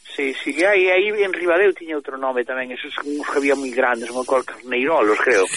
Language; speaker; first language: Galician; native; Galician